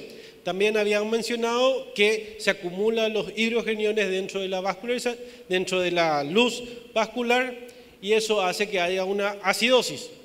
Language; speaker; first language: Spanish; native; Spanish